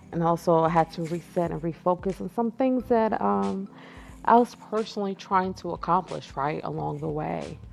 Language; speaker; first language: English; native; English